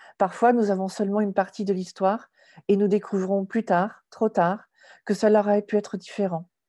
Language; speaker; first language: French; native; French